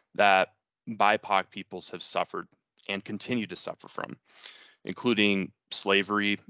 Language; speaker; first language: English; early bilingual, other home language; Spanish